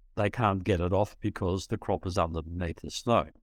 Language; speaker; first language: English; early bilingual, other home language; Dutch